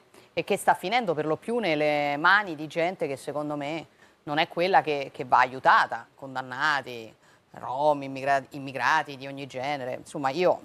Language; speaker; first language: Italian; native; Italian